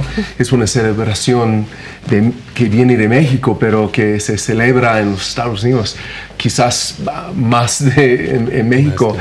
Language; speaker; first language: Spanish; non-native, fluent; English